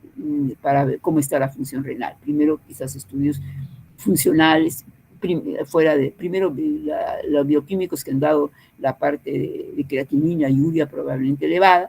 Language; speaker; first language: Spanish; native; Spanish